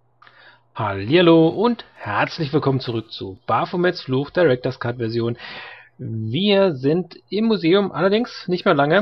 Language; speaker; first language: German; native; German